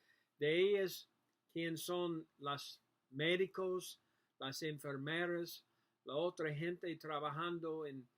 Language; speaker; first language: Spanish; non-native, learner; English